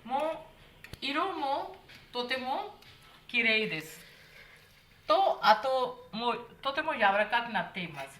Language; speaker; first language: Japanese; non-native, fluent; Hindi